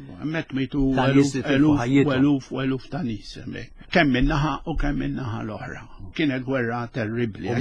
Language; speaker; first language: Maltese; early bilingual, other home language; Spanish